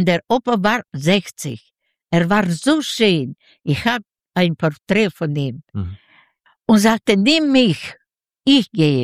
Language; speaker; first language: German; non-native, fluent; Yiddish